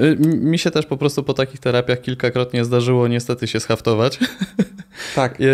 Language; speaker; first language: Polish; native; Polish